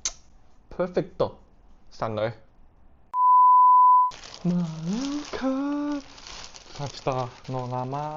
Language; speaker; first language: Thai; non-native, learner; Cantonese